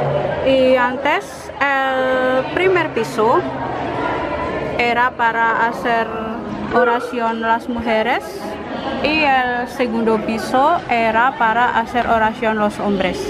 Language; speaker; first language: Spanish; non-native, learner; Indonesian